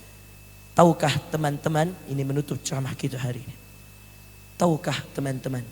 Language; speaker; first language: Indonesian; native; Indonesian